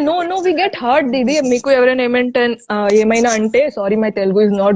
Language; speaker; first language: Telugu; non-native, local second language; Hindi